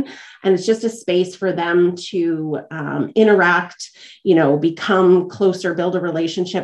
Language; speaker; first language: English; native; English